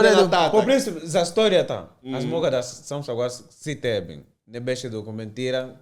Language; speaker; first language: Bulgarian; non-native, learner; Portuguese